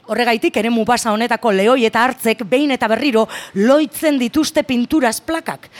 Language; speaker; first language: Basque; native; Basque